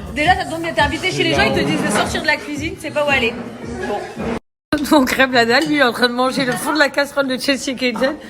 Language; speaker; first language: French; native; French